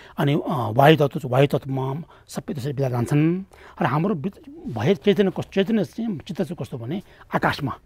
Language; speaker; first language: Nepali; non-native, local second language; Tibetan